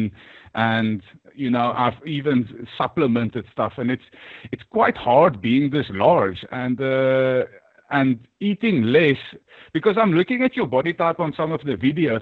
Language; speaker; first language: English; non-native, local second language; Afrikaans